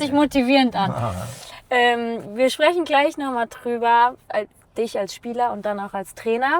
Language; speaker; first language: German; native; German